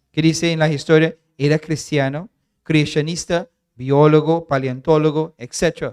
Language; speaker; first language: Spanish; non-native, fluent; English